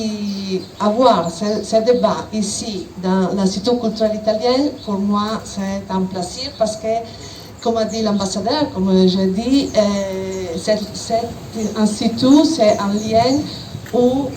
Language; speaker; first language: French; non-native, learner; Italian